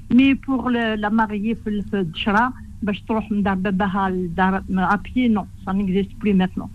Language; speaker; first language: French; non-native, local second language; Kabyle